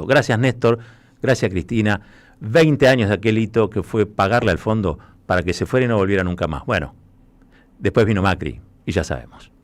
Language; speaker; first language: Spanish; native; Spanish